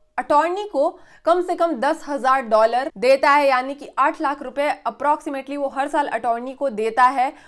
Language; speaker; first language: Hindi; native; Hindi